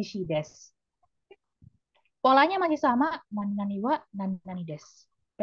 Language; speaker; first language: Indonesian; native; Indonesian